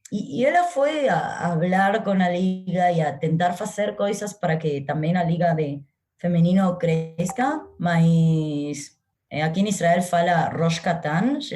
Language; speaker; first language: Portuguese; non-native, learner; Spanish